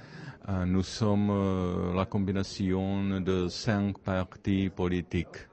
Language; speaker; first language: French; non-native, learner; Czech